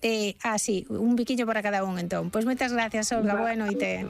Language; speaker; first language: Galician; native; Galician